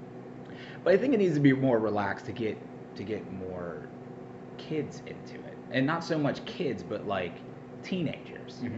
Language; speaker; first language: English; native; English